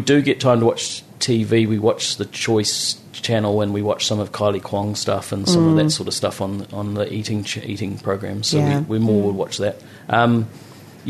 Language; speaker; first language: English; native; English